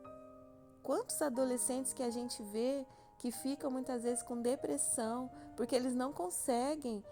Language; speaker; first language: Portuguese; native; Portuguese